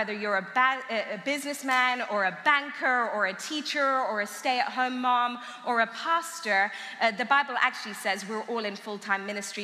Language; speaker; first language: English; early bilingual, other home language; Armenian